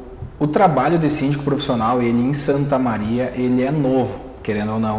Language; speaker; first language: Portuguese; native; Portuguese